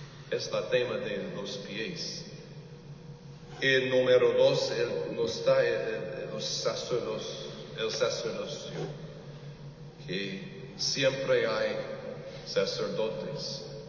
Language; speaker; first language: Spanish; non-native, learner; English